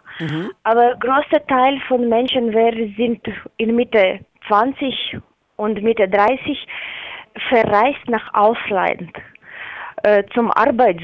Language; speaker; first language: German; non-native, learner; Latvian